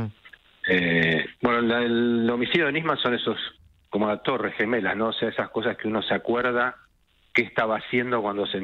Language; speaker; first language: Spanish; native; Spanish